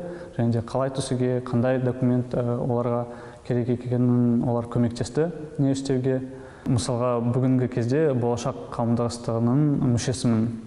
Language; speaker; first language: Kazakh; non-native, local second language; Russian